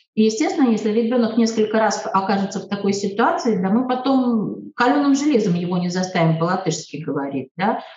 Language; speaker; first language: Russian; native; Russian